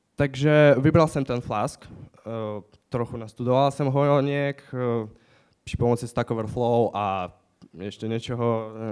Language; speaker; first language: Czech; non-native, fluent; Ukrainian